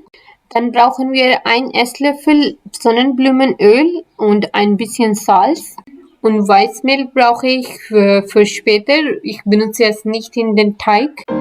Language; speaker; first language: German; non-native, learner; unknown